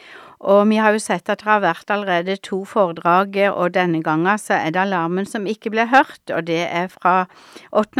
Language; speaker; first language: Norwegian; native; Norwegian